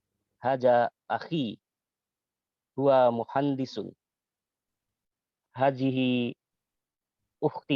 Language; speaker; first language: Arabic; non-native, learner; Indonesian